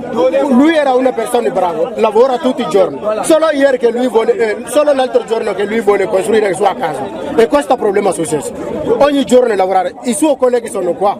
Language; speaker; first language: Italian; non-native, learner; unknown